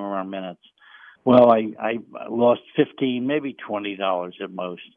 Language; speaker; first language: English; native; English